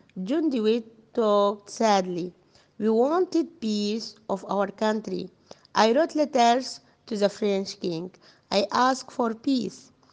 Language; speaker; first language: English; non-native, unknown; Arabic